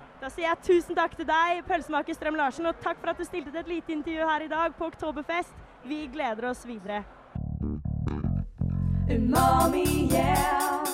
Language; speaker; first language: Norwegian; native; Norwegian